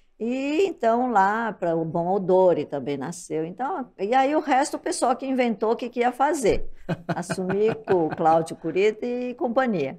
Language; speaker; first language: Portuguese; early bilingual, other home language; Japanese